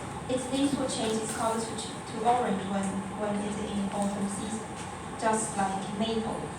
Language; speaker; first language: English; non-native, learner; Chinese